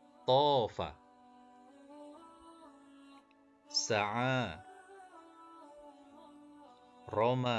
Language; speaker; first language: Arabic; non-native, fluent; Indonesian